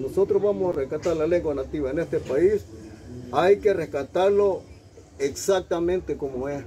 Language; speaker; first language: Spanish; native; Spanish